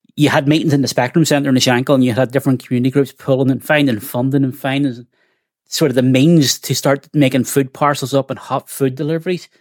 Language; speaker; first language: English; native; English